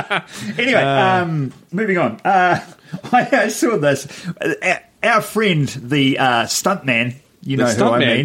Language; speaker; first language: English; native; English